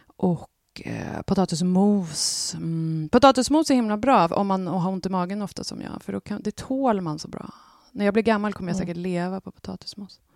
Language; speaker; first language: Swedish; native; Swedish